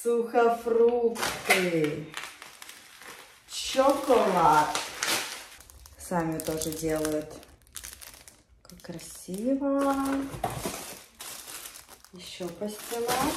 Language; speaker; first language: Russian; native; Russian